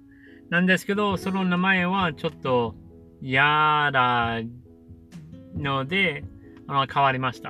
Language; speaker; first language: Japanese; non-native, learner; English